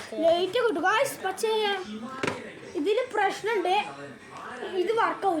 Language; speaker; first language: Malayalam; early bilingual, heritage; Malayalam